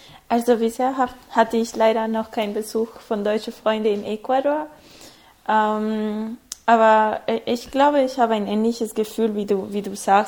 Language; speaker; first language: German; non-native, fluent; Spanish